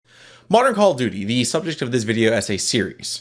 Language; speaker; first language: English; native; English